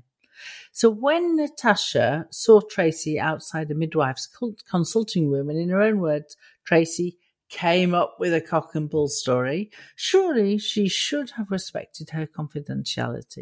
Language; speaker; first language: English; native; English